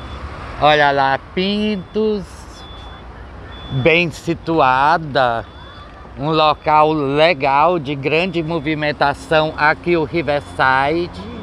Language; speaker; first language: Portuguese; native; Portuguese